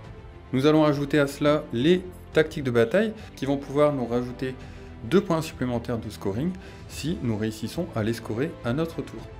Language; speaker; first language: French; native; French